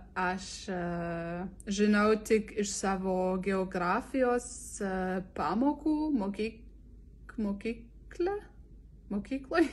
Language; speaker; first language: Lithuanian; non-native, learner; French